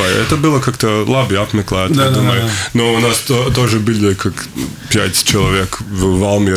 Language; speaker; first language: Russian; non-native, local second language; Latvian